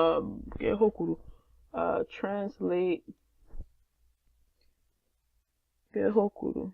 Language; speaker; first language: Igbo; non-native, learner; English